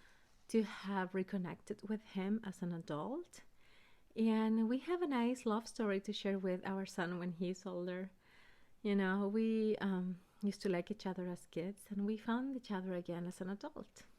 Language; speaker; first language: English; early bilingual, other home language; Spanish